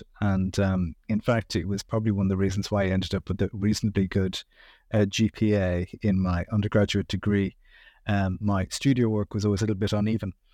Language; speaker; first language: English; native; English